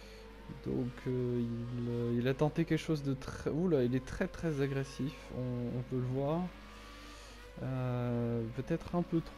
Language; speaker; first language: French; native; French